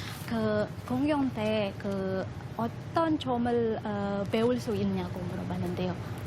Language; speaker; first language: Korean; non-native, fluent; Indonesian